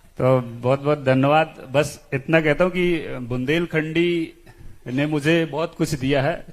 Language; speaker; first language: Hindi; native; Hindi